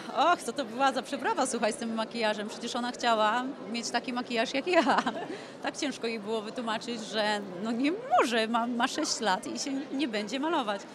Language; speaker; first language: Polish; native; Polish